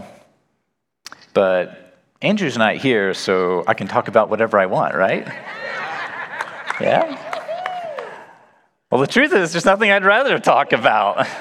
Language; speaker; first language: English; native; English